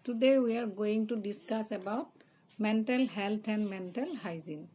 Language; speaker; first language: English; non-native, local second language; Assamese